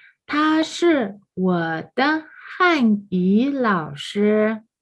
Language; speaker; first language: Chinese; non-native, fluent; Mongolian